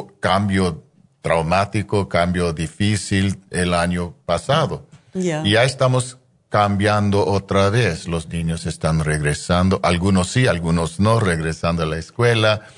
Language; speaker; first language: Spanish; non-native, fluent; English